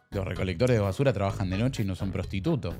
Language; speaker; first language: Spanish; native; Spanish